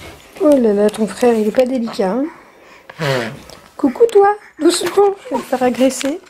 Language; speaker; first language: French; native; French